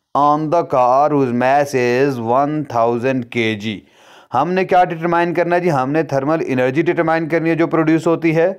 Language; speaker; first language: Urdu; non-native, local second language; Punjabi